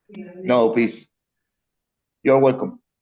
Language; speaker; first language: English; non-native, learner; Spanish